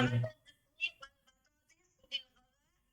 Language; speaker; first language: Arabic; non-native, learner; Bangla